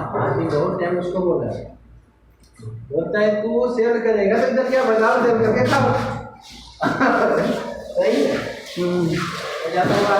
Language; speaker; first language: Hindi; non-native, learner; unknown